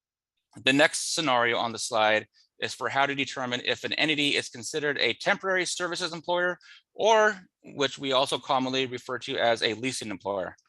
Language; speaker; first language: English; native; English